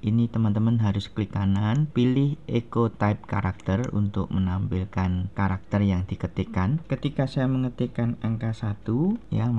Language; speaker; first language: Indonesian; native; Indonesian